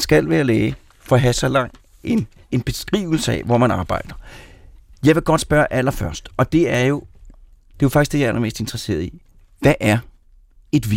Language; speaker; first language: Danish; native; Danish